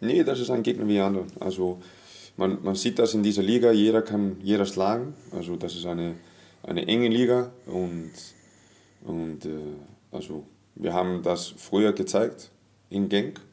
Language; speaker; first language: German; non-native, fluent; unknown